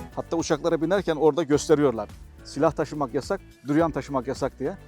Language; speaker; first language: Turkish; native; Turkish